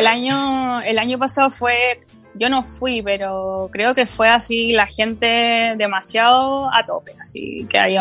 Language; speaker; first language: Spanish; native; Spanish